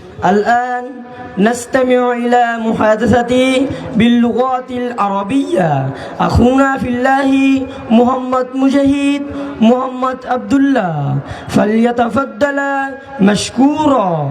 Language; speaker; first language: Arabic; non-native, learner; Bangla